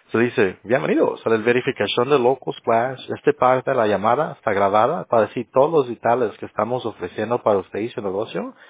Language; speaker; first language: Spanish; early bilingual, other home language; English